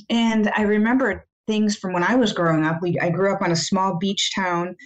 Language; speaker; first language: English; native; English